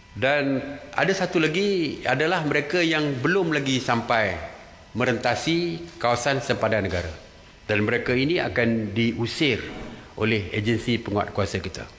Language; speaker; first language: Malay; native; Malay